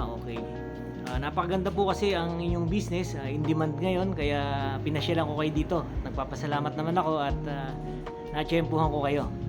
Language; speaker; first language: Filipino; native; Filipino